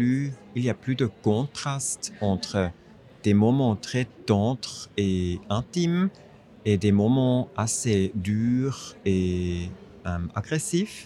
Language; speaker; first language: French; non-native, fluent; German